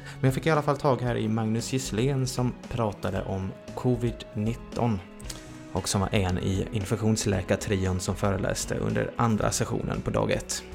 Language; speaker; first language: Swedish; native; Swedish